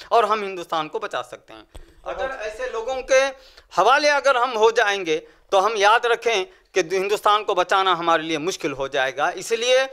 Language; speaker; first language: Urdu; native; Urdu